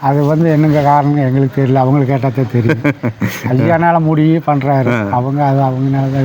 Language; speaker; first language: Tamil; native; Tamil